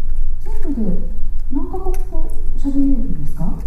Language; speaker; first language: Japanese; native; Japanese